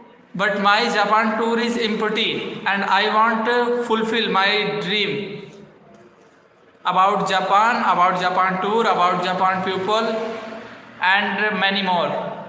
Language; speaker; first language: English; non-native, learner; Hindi